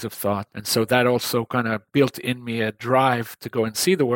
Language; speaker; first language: English; non-native, fluent; Hebrew